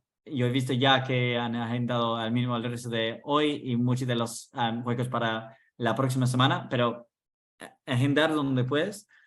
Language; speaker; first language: Spanish; non-native, fluent; English